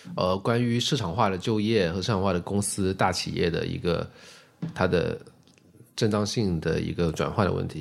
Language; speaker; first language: Chinese; native; Chinese